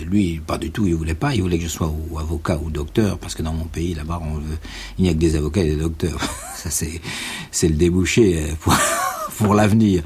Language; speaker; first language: French; native; French